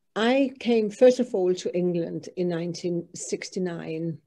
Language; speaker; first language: English; non-native, fluent; Danish